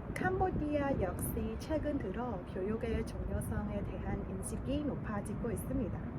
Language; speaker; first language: Korean; non-native, fluent; Khmer